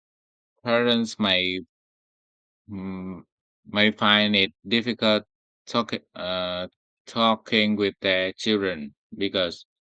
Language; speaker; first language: English; non-native, learner; Vietnamese